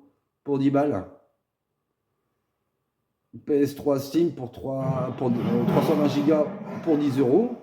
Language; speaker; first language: French; native; French